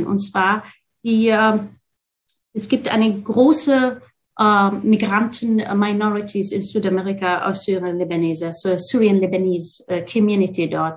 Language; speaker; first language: German; non-native, fluent; Arabic